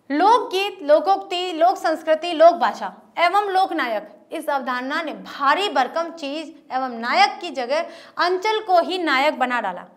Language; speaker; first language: Hindi; native; Hindi